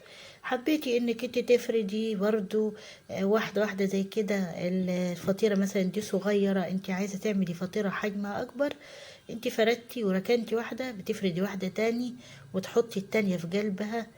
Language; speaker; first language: Arabic; native; Arabic